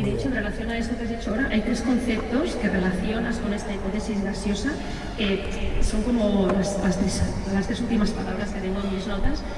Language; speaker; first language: Spanish; non-native, local second language; Catalan